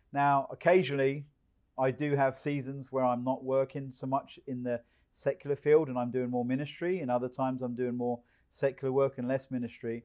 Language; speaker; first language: English; native; English